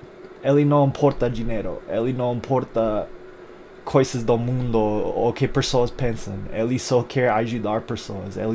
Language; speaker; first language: Portuguese; non-native, fluent; English